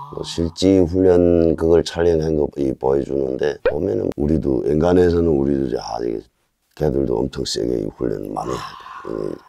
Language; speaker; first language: Korean; native; Korean